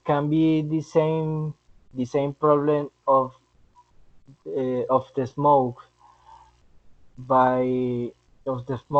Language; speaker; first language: English; non-native, learner; Spanish